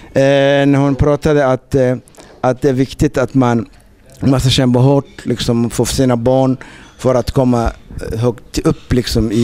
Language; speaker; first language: Swedish; non-native, fluent; Somali